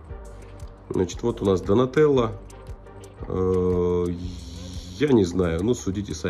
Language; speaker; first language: Russian; native; Russian